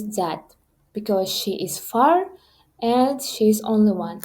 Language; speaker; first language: English; non-native, fluent; Kazakh